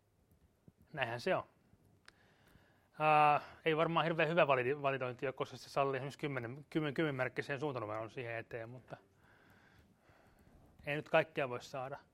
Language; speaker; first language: Finnish; native; Finnish